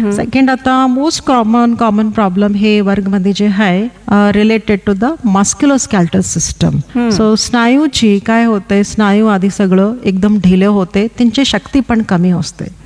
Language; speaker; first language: Marathi; non-native, local second language; Kannada